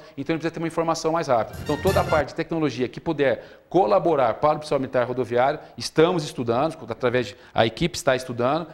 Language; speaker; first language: Portuguese; native; Portuguese